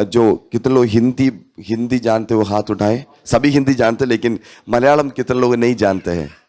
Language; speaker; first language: Hindi; non-native, local second language; Malayalam